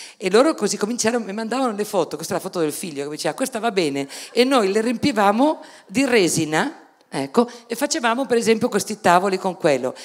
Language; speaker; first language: Italian; non-native, fluent; Spanish